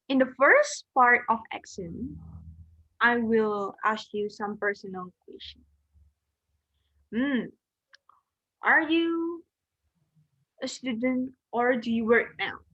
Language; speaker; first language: English; non-native, learner; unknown